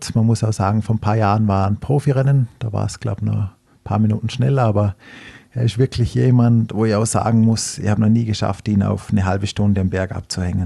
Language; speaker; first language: German; native; German